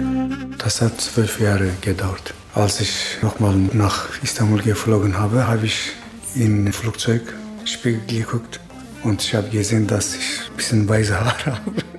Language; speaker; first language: German; non-native, fluent; Kurdish